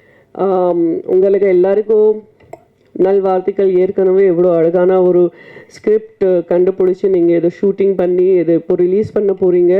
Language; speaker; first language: Tamil; non-native, fluent; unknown